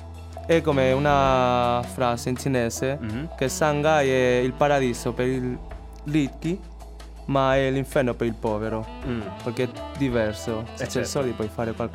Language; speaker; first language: Italian; non-native, learner; Chinese